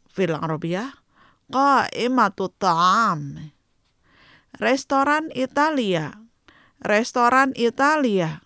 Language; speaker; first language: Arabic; non-native, learner; Indonesian